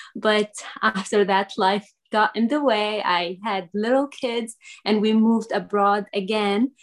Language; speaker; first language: English; non-native, fluent; Arabic